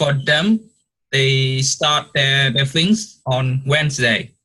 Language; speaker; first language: English; non-native, learner; Vietnamese